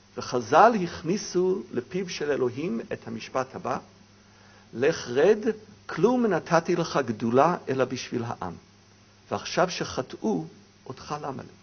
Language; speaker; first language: Hebrew; non-native, fluent; English